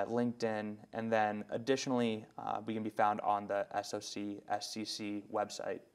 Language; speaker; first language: English; native; English